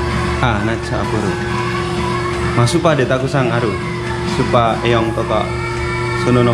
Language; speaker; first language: Japanese; non-native, learner; Indonesian